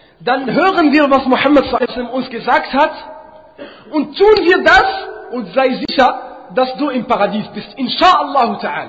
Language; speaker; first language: German; non-native, fluent; Arabic